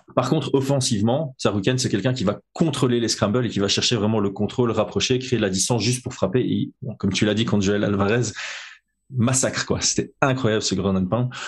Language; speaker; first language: French; native; French